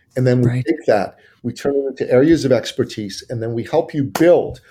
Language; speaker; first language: English; early bilingual, other home language; Persian